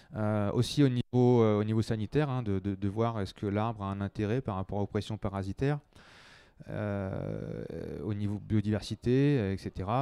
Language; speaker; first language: French; native; French